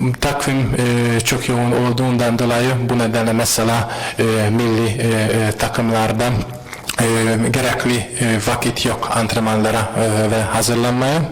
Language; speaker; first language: Turkish; non-native, fluent; Hungarian